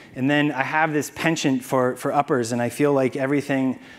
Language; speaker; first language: English; native; English